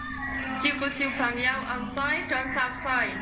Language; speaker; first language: Cantonese; non-native, learner; Indonesian